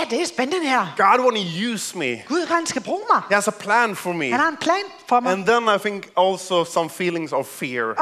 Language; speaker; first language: English; non-native, fluent; Swedish